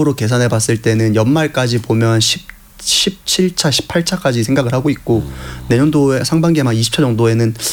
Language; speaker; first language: Korean; native; Korean